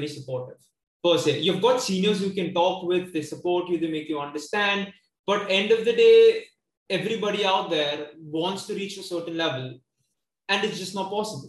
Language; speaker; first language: English; non-native, local second language; Hindi